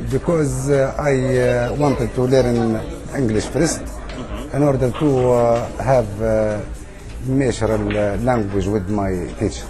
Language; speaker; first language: English; non-native, learner; Arabic